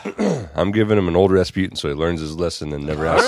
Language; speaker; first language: English; native; English